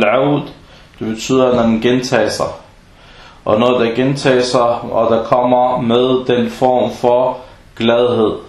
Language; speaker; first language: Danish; early bilingual, other home language; Arabic